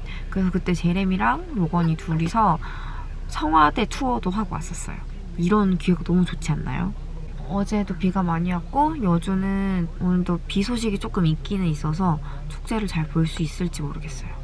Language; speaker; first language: Korean; native; Korean